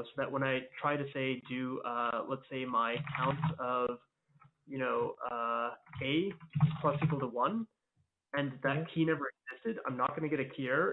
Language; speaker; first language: English; native; English